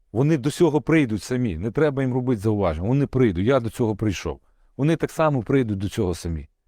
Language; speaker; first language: Ukrainian; non-native, local second language; Russian